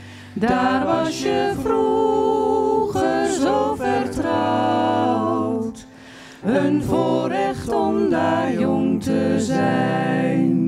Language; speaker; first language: Dutch; native; Dutch